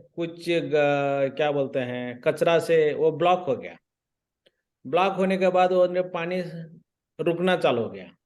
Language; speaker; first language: Hindi; non-native, local second language; Marathi